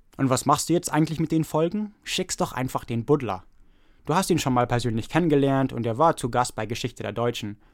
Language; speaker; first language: German; early bilingual, other home language; English